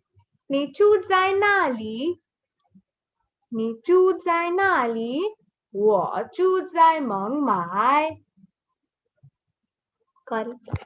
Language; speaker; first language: Chinese; non-native, fluent; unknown